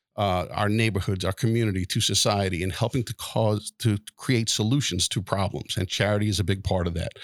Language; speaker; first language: English; native; English